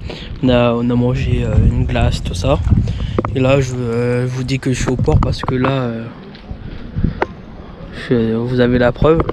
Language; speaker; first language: French; native; French